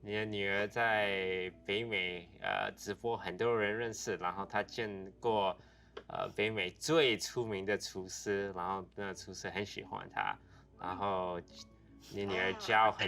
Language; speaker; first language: Chinese; early bilingual, heritage; Chinese